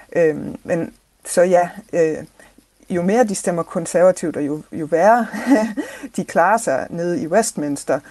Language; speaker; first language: Danish; non-native, fluent; English